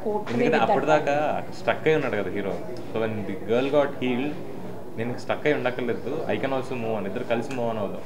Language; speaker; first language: Telugu; native; Telugu